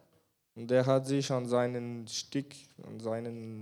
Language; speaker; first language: German; non-native, fluent; Bulgarian